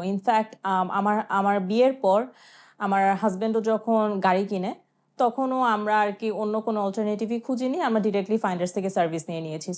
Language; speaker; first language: Bangla; early bilingual, heritage; Bangla